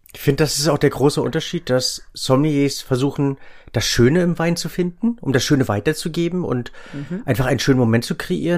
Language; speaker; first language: German; native; German